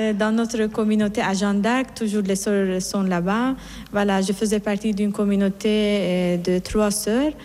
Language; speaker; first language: French; non-native, fluent; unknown